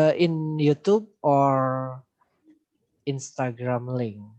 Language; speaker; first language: English; non-native, learner; Indonesian